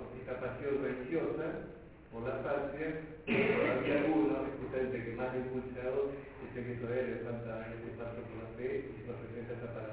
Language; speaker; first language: Spanish; native; Spanish